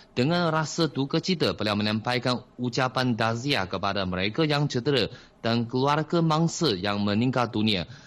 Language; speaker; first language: Malay; non-native, fluent; Chinese